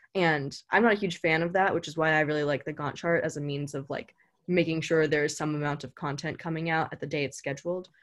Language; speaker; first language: English; native; English